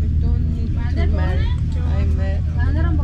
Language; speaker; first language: English; non-native, learner; Persian